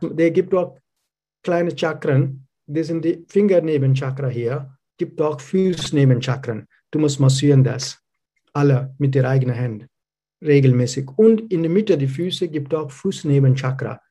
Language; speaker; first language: German; non-native, learner; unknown